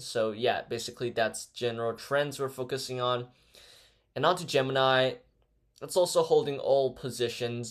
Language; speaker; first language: English; non-native, fluent; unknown